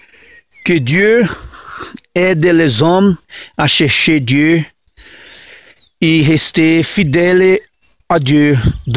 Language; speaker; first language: French; non-native, learner; Portuguese